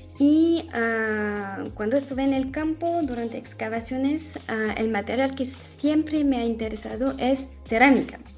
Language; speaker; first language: Spanish; non-native, fluent; French